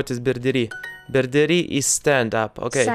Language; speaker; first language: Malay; non-native, learner; Russian